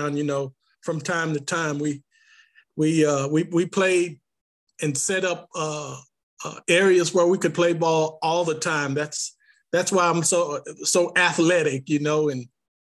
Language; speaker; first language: English; native; English